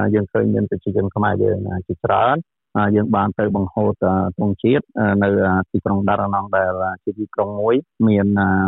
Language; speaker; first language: Khmer; native; Khmer